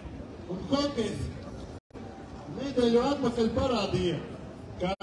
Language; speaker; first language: Latvian; non-native, local second language; Russian